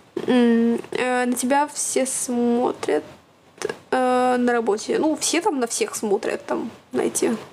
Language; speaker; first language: Russian; native; Russian